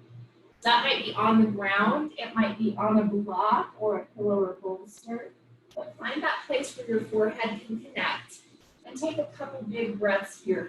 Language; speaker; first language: English; native; English